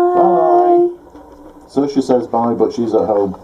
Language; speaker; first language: English; native; English